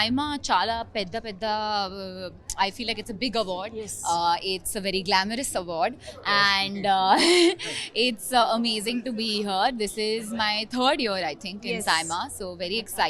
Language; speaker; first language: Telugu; non-native, learner; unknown